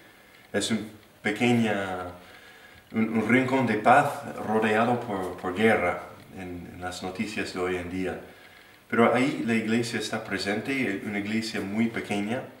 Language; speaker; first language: Spanish; non-native, fluent; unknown